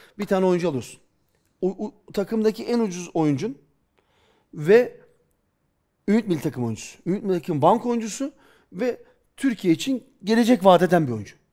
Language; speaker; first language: Turkish; early bilingual, heritage; Turkish